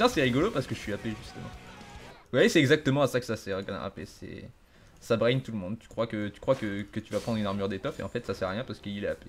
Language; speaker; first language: French; native; French